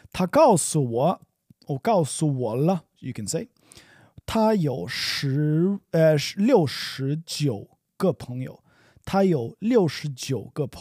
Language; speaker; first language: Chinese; non-native, learner; English